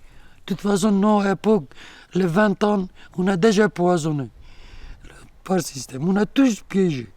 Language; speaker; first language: French; non-native, learner; Kurdish